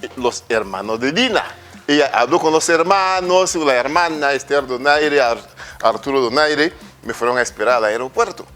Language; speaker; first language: Spanish; non-native, fluent; French